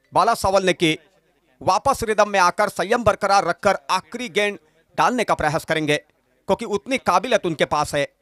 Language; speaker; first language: Hindi; non-native, local second language; Marathi